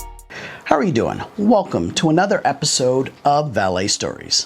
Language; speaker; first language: English; native; English